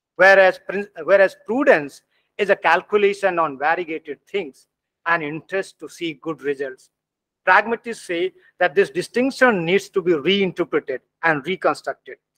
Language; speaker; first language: English; non-native, local second language; Hindi